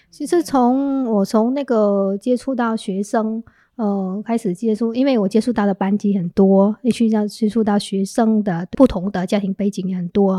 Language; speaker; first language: Chinese; non-native, fluent; Vietnamese